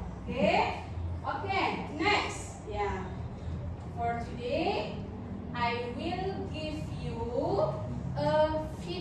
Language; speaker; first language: English; non-native, learner; Indonesian